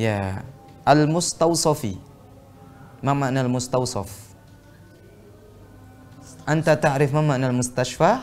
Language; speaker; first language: Arabic; non-native, fluent; Indonesian